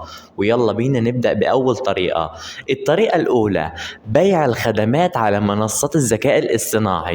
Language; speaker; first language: Arabic; native; Arabic